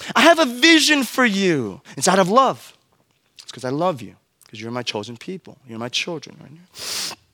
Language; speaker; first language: English; early bilingual, other home language; Korean